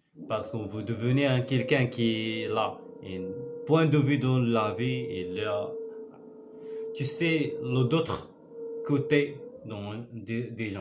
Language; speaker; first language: French; non-native, learner; Arabic